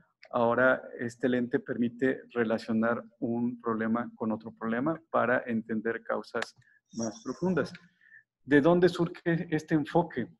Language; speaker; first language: Spanish; native; Spanish